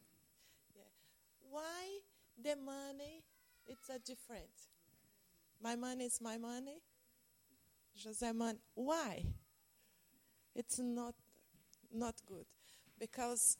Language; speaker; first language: English; non-native, learner; Portuguese